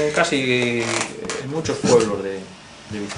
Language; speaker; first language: Spanish; native; Spanish